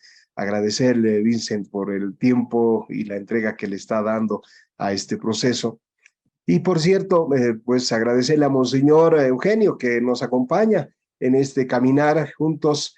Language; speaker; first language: Spanish; native; Spanish